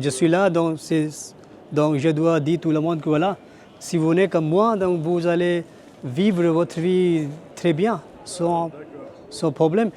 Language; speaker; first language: French; non-native, learner; Hindi